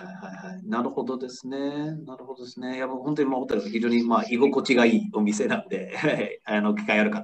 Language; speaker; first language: Japanese; non-native, fluent; English